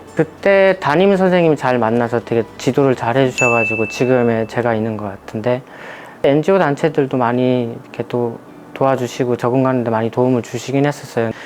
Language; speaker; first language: Korean; native; Korean